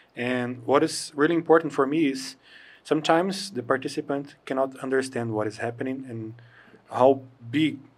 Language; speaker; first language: English; non-native, fluent; Portuguese